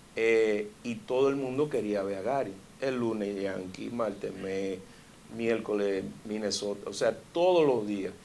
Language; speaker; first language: Spanish; early bilingual, heritage; Spanish